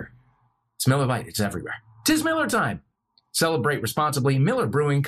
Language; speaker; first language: English; native; English